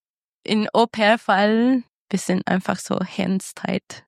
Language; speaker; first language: German; non-native, fluent; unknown